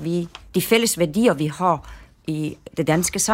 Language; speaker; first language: Danish; non-native, fluent; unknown